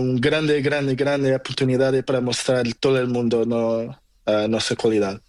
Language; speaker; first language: Spanish; non-native, learner; Portuguese